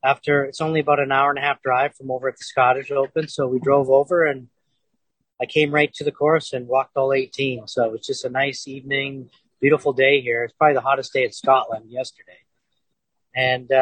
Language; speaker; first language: English; native; English